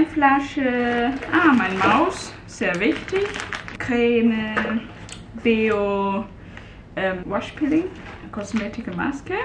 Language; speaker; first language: German; non-native, fluent; Cantonese